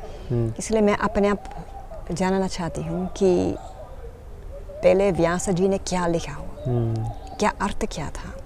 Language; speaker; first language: Hindi; non-native, learner; Dutch